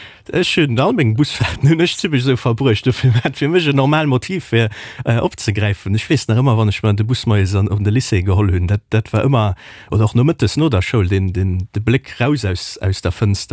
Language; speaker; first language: German; non-native, local second language; Luxembourgish